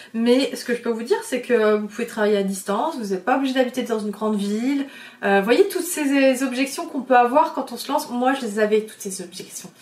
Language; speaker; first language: French; native; French